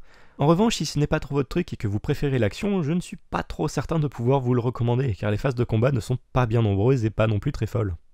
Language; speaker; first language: French; native; French